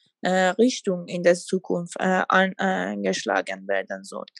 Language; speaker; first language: German; non-native, fluent; Persian